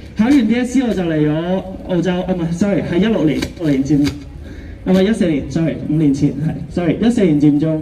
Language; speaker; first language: Cantonese; native; Cantonese